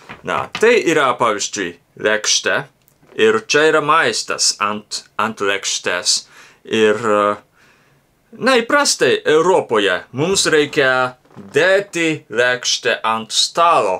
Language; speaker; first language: Lithuanian; non-native, learner; Japanese